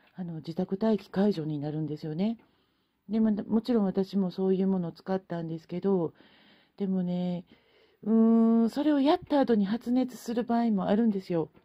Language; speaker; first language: Japanese; native; Japanese